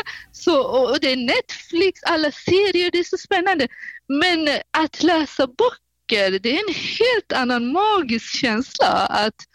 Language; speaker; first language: Swedish; non-native, fluent; Baluchi